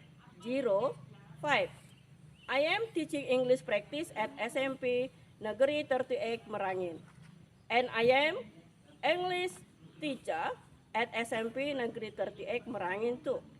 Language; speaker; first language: English; non-native, learner; Indonesian